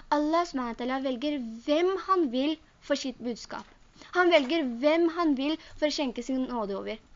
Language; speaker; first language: Norwegian; early bilingual, other home language; Urdu